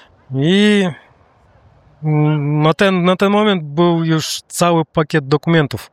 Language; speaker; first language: Polish; non-native, learner; Russian